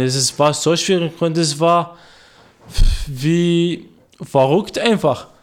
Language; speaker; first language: German; non-native, learner; Arabic